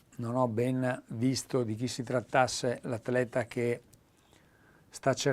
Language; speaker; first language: Italian; native; Italian